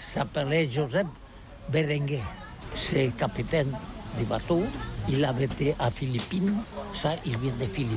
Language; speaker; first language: French; non-native, learner; Catalan